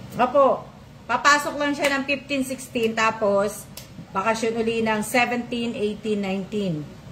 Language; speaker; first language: Filipino; non-native, local second language; Cebuano